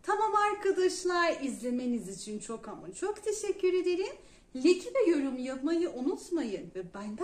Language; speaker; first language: Turkish; non-native, fluent; Persian